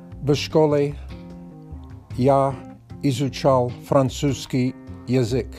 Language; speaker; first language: Russian; non-native, learner; English